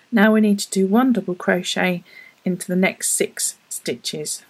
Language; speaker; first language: English; native; English